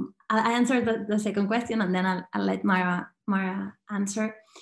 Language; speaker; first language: English; non-native, fluent; Catalan